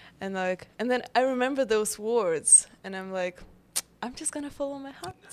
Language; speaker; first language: English; non-native, fluent; Russian